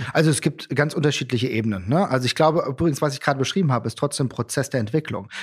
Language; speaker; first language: German; native; German